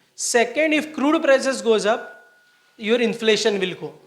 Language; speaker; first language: English; non-native, local second language; Marathi